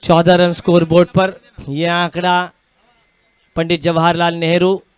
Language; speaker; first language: Hindi; non-native, local second language; Marathi